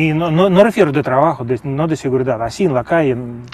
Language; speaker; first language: Spanish; non-native, fluent; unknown